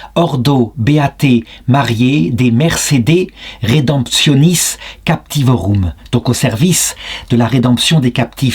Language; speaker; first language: French; native; French